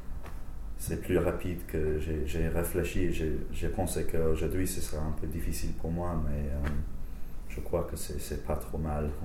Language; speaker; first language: French; non-native, fluent; English